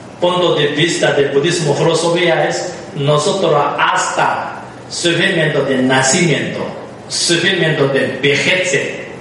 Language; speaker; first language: Spanish; non-native, learner; Tibetan